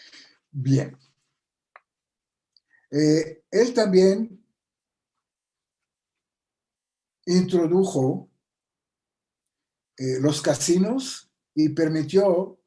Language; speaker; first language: Spanish; non-native, fluent; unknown